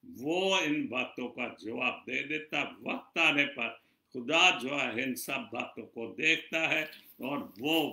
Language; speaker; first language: Urdu; non-native, local second language; Punjabi